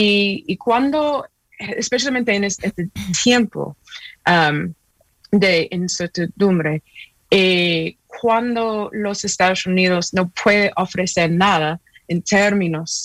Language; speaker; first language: Spanish; non-native, fluent; English